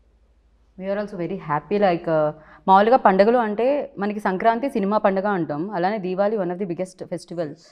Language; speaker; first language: Telugu; native; Telugu